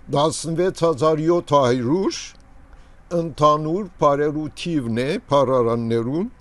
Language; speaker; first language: Armenian; early bilingual, heritage; Armenian